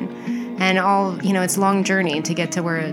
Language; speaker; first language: English; native; English